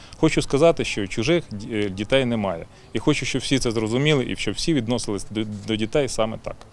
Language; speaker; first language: Ukrainian; native; Ukrainian